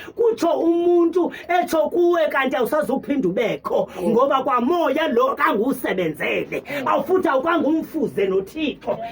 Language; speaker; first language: Zulu; non-native, local second language; Xhosa